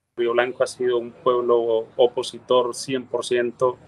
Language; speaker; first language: Spanish; native; Spanish